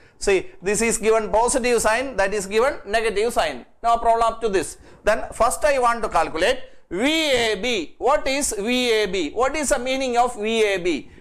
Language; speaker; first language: English; non-native, local second language; Malayalam